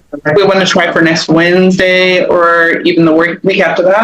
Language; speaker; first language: English; native; English